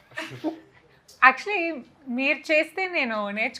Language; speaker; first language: Telugu; non-native, fluent; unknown